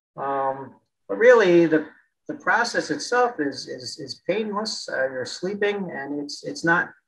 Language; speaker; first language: English; native; English